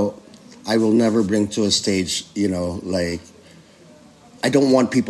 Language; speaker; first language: English; non-native, local second language; Filipino